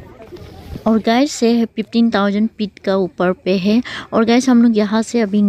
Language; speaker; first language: Hindi; non-native, local second language; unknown